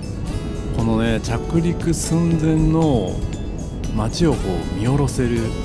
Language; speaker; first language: Japanese; native; Japanese